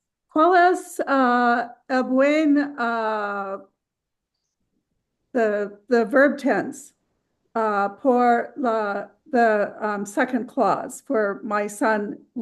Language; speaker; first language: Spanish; non-native, learner; English